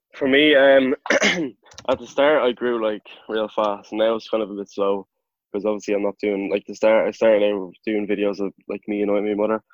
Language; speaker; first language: English; native; English